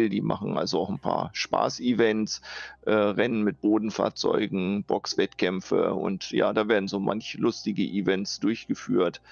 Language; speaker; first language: German; native; German